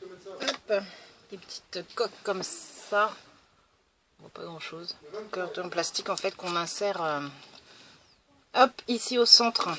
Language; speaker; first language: French; native; French